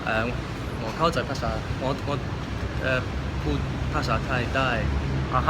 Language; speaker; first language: Thai; non-native, learner; Dutch